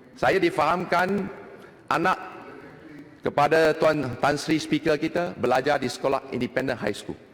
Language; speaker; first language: Malay; non-native, local second language; Chinese